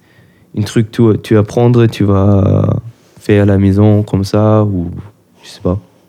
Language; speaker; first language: French; non-native, learner; German